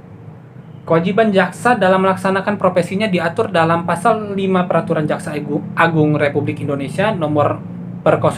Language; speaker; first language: Indonesian; native; Indonesian